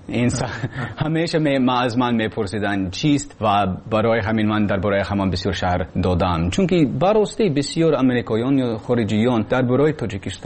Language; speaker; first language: Persian; non-native, learner; English